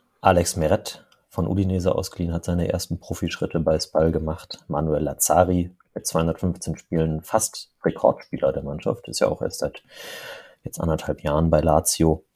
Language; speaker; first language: German; native; German